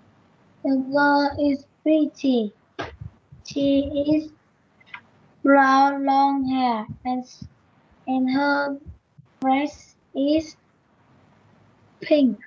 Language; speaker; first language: English; non-native, learner; Vietnamese